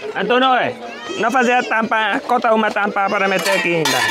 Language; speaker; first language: Portuguese; non-native, learner; Vietnamese